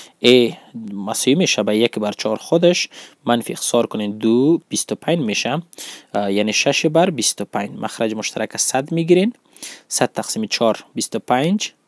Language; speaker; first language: Persian; non-native, local second language; Pashto